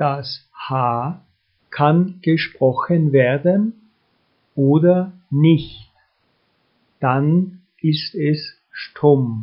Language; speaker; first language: German; native; German